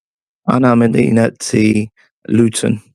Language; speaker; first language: Arabic; non-native, learner; English